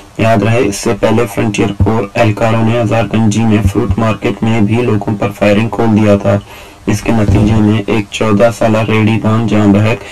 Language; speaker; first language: Urdu; non-native, local second language; Baluchi